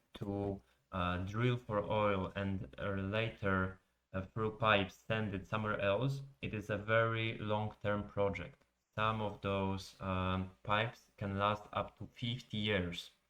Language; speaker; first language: English; non-native, fluent; Polish